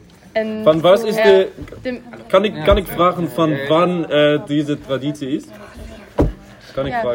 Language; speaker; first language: Dutch; non-native, learner; German